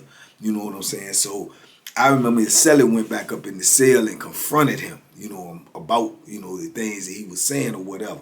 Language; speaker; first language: English; native; English